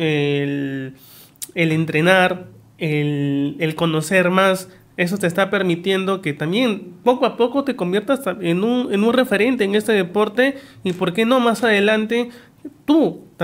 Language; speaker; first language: Spanish; native; Spanish